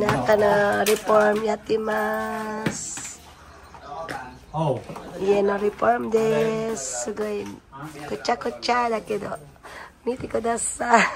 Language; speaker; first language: Japanese; non-native, fluent; Filipino